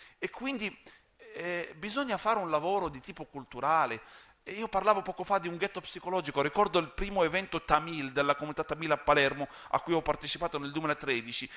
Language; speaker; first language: Italian; non-native, fluent; Arabic